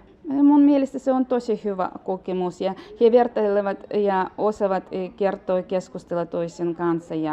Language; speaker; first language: Finnish; non-native, fluent; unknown